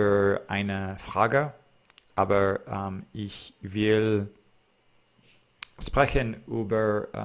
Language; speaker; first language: German; non-native, learner; English